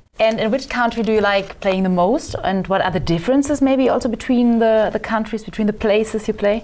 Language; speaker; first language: English; non-native, fluent; German